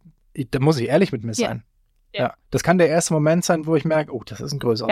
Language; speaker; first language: German; native; German